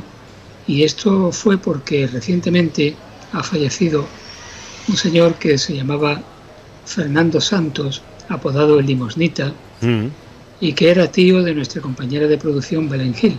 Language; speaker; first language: Spanish; native; Spanish